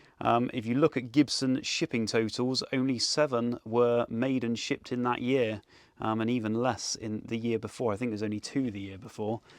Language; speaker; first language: English; native; English